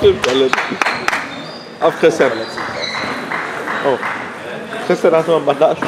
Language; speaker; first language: German; native; German